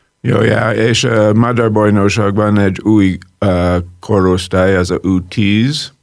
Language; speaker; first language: Hungarian; non-native, learner; English